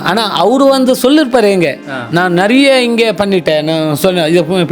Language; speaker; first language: Tamil; non-native, learner; Kannada